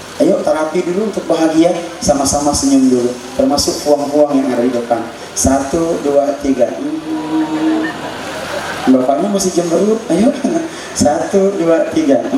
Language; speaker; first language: Indonesian; non-native, local second language; Buginese